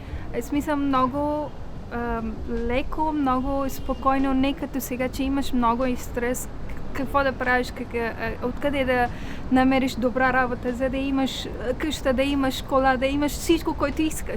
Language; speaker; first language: Bulgarian; non-native, learner; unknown